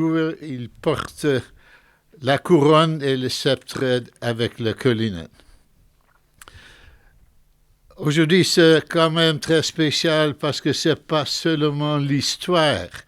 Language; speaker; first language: French; non-native, fluent; Dutch